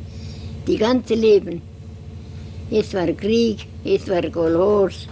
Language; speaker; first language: German; non-native, learner; Estonian